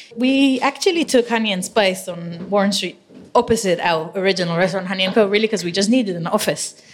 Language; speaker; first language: English; non-native, fluent; Hebrew